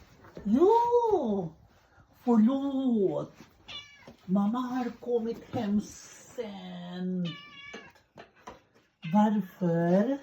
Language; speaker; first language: Swedish; non-native, learner; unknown